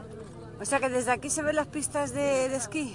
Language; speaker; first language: Spanish; native; Spanish